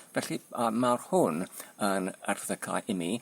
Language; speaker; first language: Welsh; non-native, learner; Polish